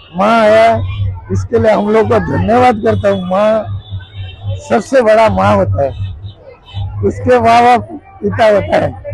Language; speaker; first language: Hindi; non-native, local second language; Bangla